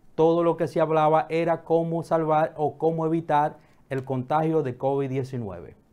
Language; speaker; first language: Spanish; native; Spanish